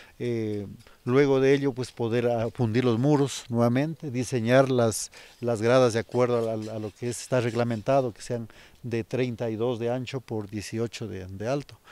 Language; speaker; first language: Spanish; native; Spanish